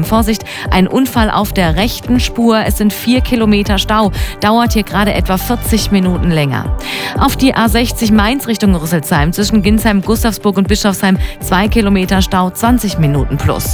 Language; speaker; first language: German; native; German